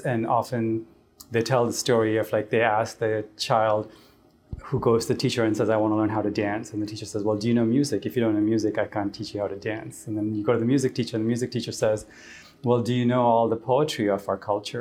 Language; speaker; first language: English; non-native, local second language; Tamil